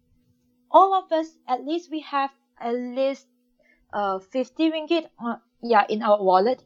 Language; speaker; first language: English; non-native, local second language; Chinese